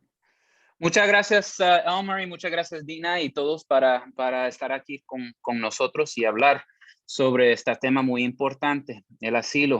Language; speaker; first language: Spanish; early bilingual, heritage; Spanish